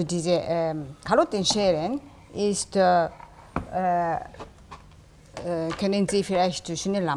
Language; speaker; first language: German; non-native, learner; Japanese